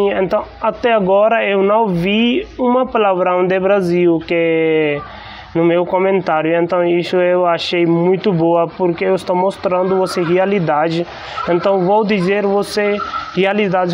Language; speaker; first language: Portuguese; non-native, learner; Hindi